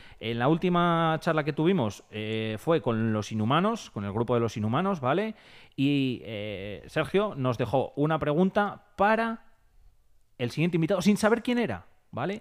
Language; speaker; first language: Spanish; native; Spanish